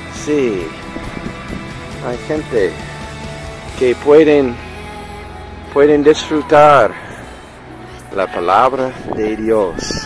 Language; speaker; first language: Spanish; non-native, learner; English